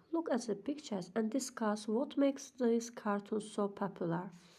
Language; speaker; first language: English; non-native, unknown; Azerbaijani